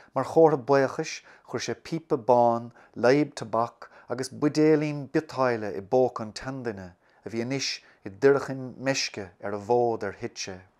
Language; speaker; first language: Irish; native; Irish